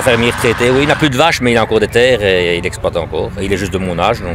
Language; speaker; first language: French; native; French